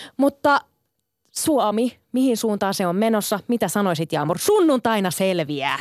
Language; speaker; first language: Finnish; early bilingual, other home language; Sinhala